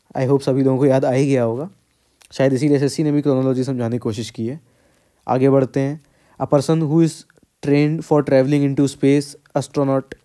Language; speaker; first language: Hindi; native; Hindi